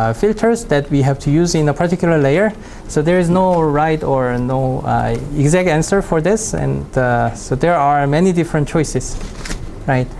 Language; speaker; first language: English; non-native, fluent; Korean